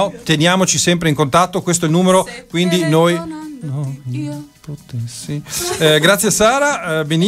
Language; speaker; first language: Italian; native; Italian